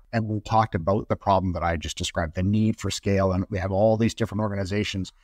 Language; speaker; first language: English; native; English